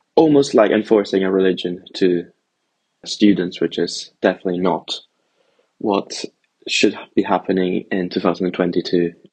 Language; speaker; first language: English; early bilingual, other home language; Italian